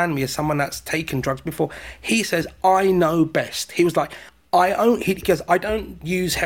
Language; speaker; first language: English; native; English